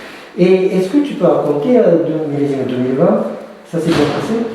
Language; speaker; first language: French; non-native, fluent; Japanese